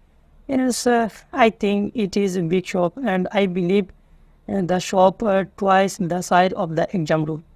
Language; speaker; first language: English; non-native, learner; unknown